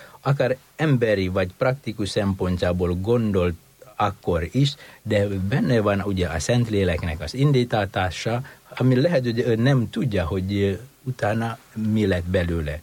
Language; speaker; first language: Hungarian; non-native, fluent; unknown